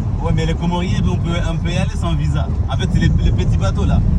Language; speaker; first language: French; non-native, local second language; Comorian